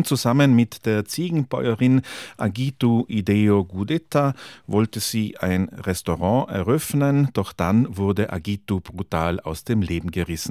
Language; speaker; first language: German; native; German